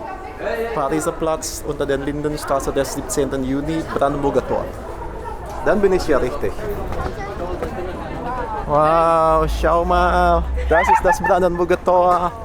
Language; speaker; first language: German; non-native, fluent; Indonesian